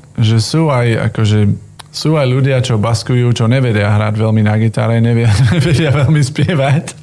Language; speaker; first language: Slovak; non-native, fluent; English